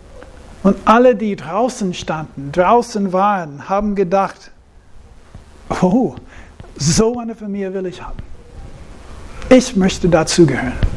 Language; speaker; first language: German; non-native, fluent; English